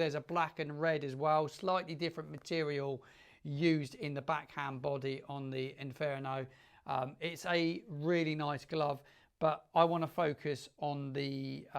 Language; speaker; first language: English; native; English